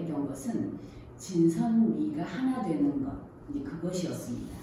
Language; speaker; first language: Korean; native; Korean